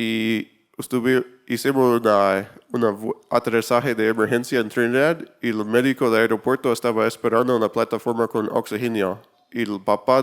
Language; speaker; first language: Spanish; non-native, learner; English